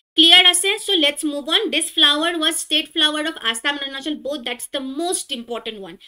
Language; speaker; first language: Hindi; non-native, local second language; Assamese